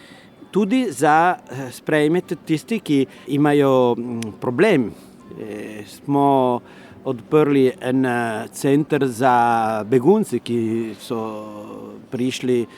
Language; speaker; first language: Slovenian; non-native, learner; Italian